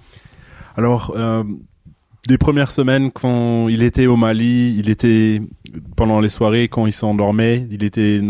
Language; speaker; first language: French; non-native, fluent; German